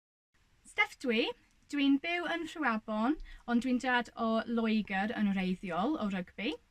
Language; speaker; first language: Welsh; non-native, learner; English